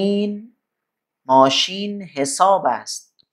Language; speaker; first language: Persian; non-native, fluent; Urdu